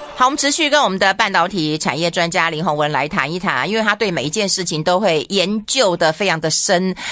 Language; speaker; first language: Chinese; native; Chinese